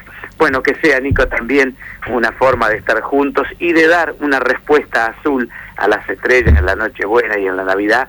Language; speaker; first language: Spanish; native; Spanish